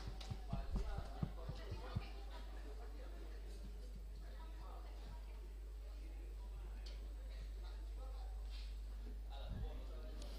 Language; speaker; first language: Indonesian; native; Indonesian